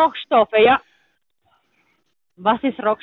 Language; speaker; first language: German; non-native, learner; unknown